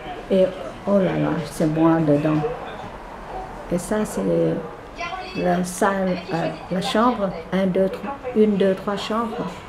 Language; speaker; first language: French; non-native, fluent; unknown